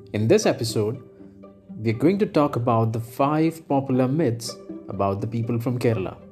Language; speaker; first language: English; non-native, local second language; Malayalam